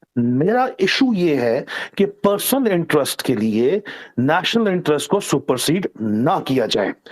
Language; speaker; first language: Urdu; non-native, local second language; Punjabi